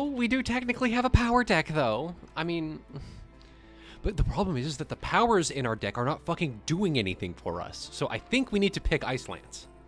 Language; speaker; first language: English; native; English